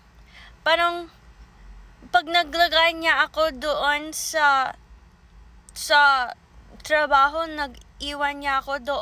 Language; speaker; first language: Filipino; early bilingual, heritage; Filipino